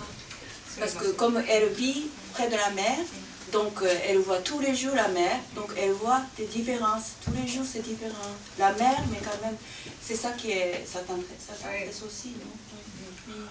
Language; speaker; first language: French; non-native, fluent; Japanese